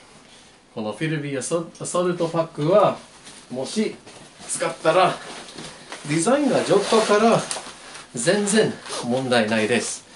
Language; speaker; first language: Japanese; non-native, learner; English